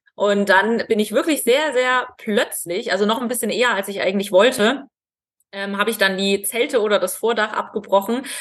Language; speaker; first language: German; native; German